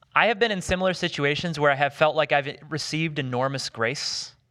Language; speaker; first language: English; native; English